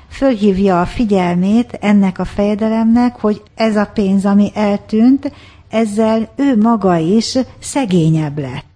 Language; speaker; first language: Hungarian; native; Hungarian